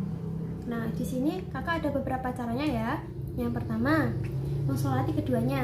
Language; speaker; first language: Indonesian; native; Indonesian